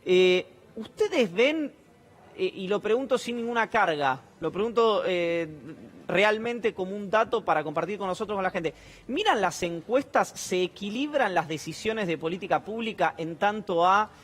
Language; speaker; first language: Spanish; native; Spanish